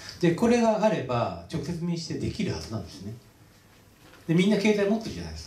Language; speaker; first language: Japanese; native; Japanese